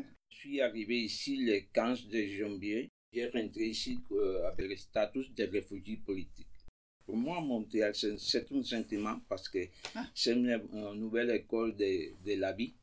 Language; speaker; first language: French; non-native, fluent; Spanish